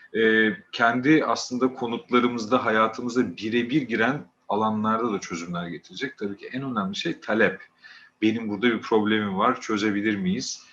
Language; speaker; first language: Turkish; native; Turkish